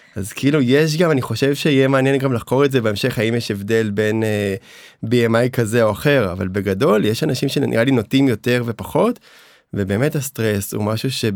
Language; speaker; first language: Hebrew; native; Hebrew